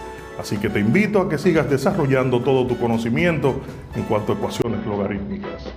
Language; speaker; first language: Spanish; native; Spanish